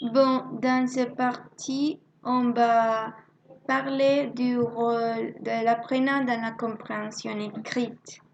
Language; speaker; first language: French; non-native, learner; Spanish